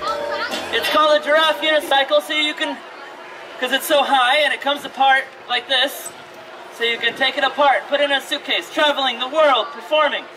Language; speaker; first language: English; native; English